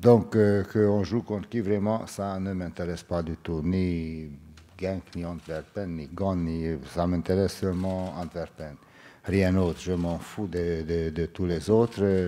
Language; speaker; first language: French; non-native, fluent; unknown